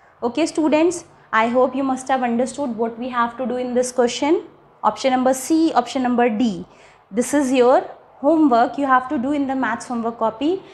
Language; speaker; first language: English; non-native, local second language; Hindi